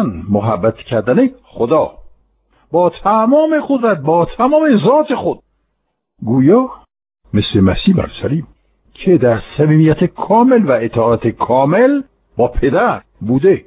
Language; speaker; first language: Persian; non-native, fluent; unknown